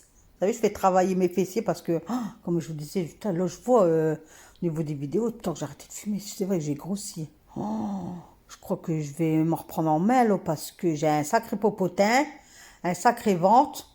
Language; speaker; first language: French; native; French